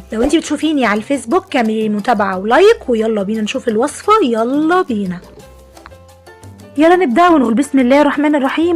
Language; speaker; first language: Arabic; native; Arabic